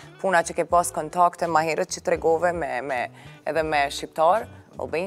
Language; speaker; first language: Albanian; native; Albanian